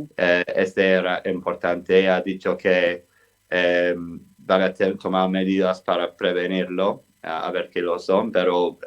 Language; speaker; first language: Spanish; non-native, fluent; English